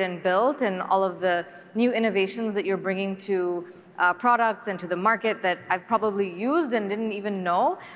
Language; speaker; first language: English; native; English